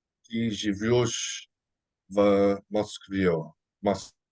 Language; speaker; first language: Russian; non-native, learner; English